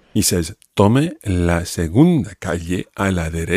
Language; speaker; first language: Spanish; non-native, fluent; English